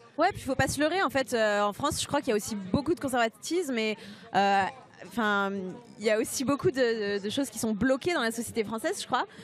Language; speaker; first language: French; native; French